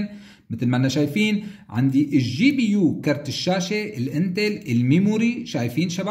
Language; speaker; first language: Arabic; native; Arabic